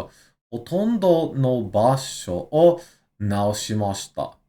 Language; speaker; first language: Japanese; non-native, learner; English